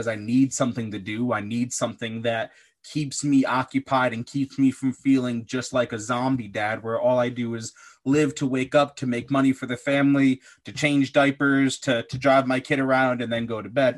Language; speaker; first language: English; native; English